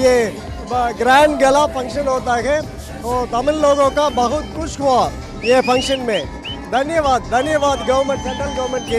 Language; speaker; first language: Hindi; non-native, local second language; Tamil